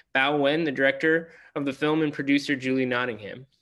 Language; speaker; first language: English; native; English